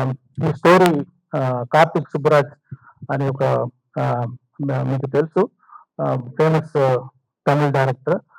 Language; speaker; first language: Telugu; non-native, fluent; Tamil